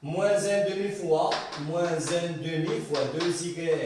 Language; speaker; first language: French; non-native, local second language; Arabic